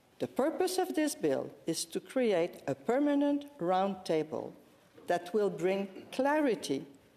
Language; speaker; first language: English; non-native, fluent; French